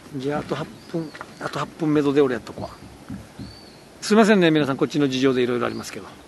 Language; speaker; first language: Japanese; native; Japanese